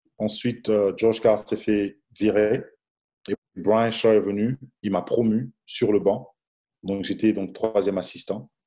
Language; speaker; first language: French; non-native, local second language; Lingala